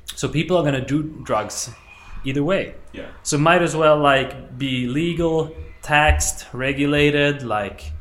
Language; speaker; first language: English; non-native, fluent; Swedish